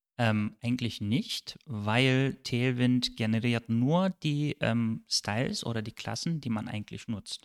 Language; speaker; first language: German; non-native, fluent; Turkish